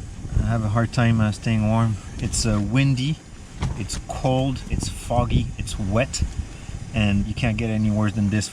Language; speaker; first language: English; non-native, local second language; French